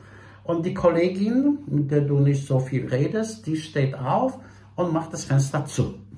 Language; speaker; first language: German; non-native, fluent; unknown